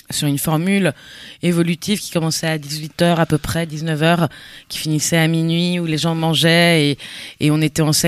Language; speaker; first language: French; native; French